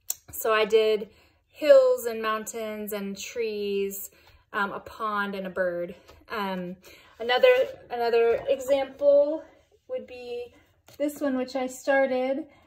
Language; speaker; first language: English; native; English